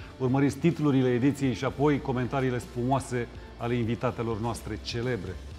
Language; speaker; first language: Romanian; native; Romanian